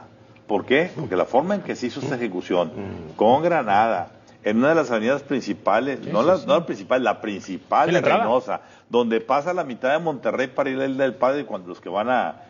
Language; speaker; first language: Spanish; native; Spanish